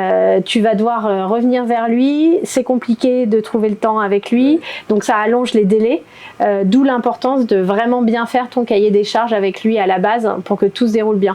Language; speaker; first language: French; native; French